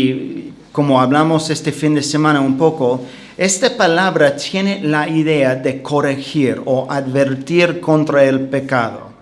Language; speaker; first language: Spanish; non-native, fluent; English